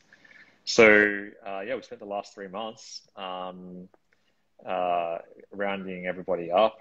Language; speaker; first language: English; native; English